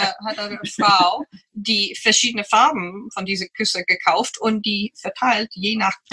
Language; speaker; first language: German; non-native, fluent; English